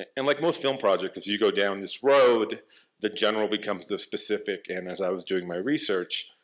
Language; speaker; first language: English; native; English